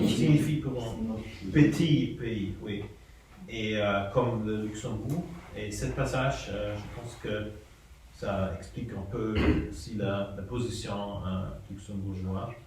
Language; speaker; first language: French; non-native, fluent; German